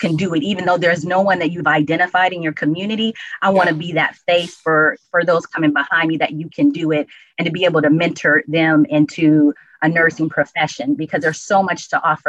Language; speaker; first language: English; native; English